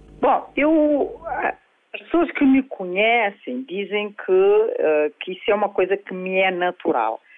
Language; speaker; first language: Portuguese; non-native, local second language; Kabuverdianu